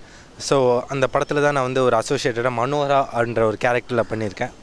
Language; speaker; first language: Tamil; native; Tamil